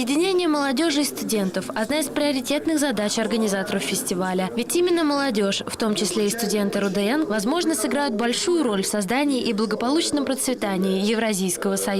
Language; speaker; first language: Russian; native; Russian